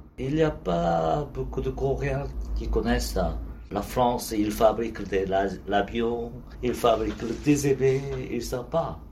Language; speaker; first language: French; non-native, learner; Korean